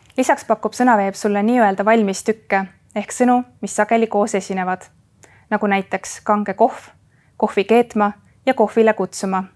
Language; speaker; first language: Estonian; native; Estonian